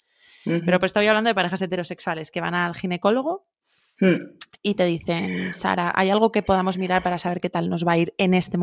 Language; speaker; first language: Spanish; native; Spanish